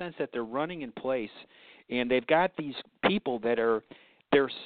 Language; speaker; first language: English; native; English